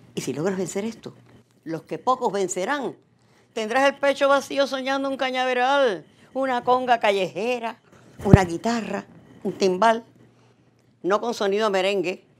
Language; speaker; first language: Spanish; native; Spanish